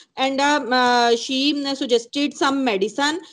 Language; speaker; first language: English; non-native, local second language; Punjabi